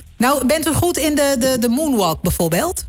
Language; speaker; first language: Dutch; native; Dutch